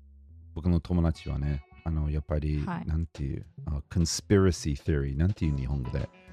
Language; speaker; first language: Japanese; non-native, fluent; English